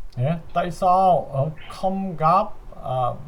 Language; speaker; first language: Vietnamese; non-native, learner; Korean